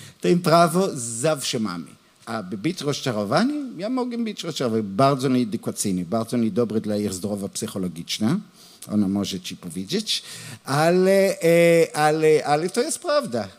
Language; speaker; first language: Polish; non-native, learner; Hebrew